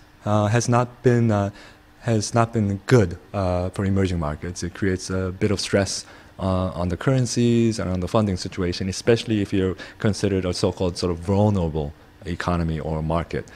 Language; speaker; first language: English; non-native, fluent; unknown